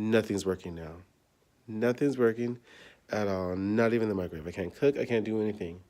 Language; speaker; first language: English; native; English